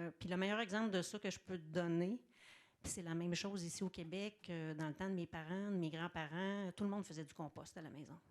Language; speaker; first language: French; native; French